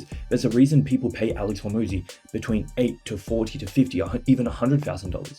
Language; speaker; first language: English; native; English